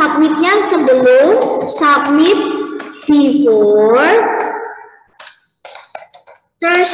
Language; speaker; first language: English; non-native, learner; Indonesian